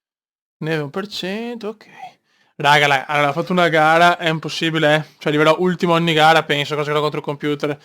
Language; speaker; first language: Italian; native; Italian